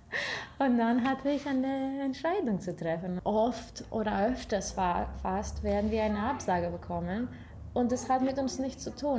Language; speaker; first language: German; non-native, fluent; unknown